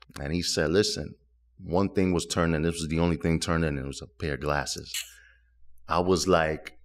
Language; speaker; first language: English; early bilingual, other home language; Spanish